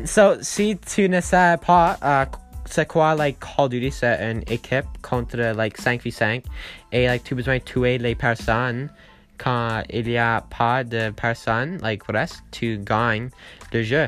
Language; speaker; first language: French; non-native, learner; English